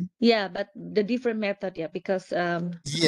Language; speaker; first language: English; non-native, learner; Indonesian